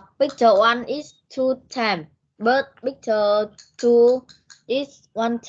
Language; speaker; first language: English; non-native, learner; Vietnamese